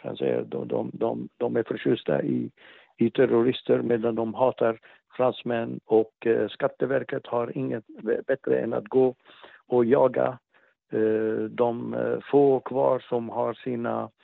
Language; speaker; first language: Swedish; non-native, fluent; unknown